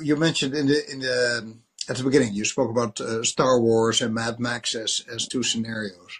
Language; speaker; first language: English; non-native, fluent; Dutch